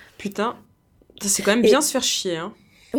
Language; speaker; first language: French; native; French